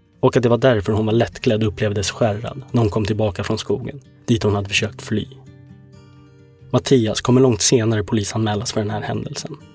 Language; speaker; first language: Swedish; native; Swedish